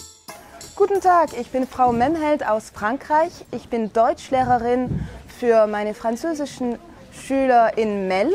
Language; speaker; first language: German; non-native, fluent; French